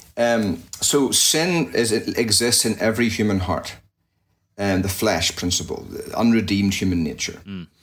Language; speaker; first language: English; native; English